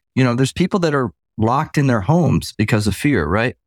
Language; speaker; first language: English; native; English